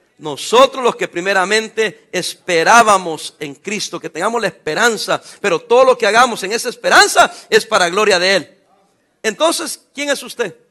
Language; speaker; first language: Spanish; native; Spanish